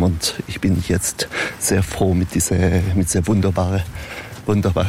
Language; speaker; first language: German; non-native, local second language; French